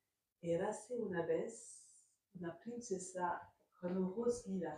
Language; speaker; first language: Spanish; non-native, learner; French